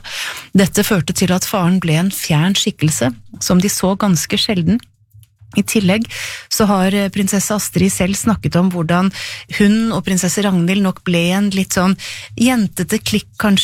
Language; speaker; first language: Norwegian; native; Norwegian